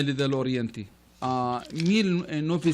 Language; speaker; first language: Spanish; non-native, learner; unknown